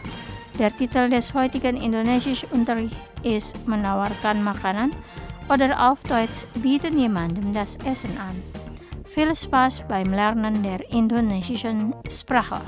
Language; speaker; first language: German; non-native, fluent; Indonesian